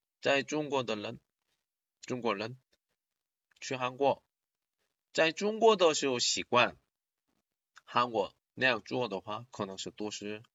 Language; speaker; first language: Chinese; non-native, learner; Korean